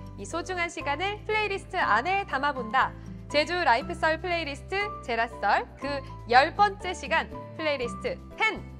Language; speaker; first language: Korean; native; Korean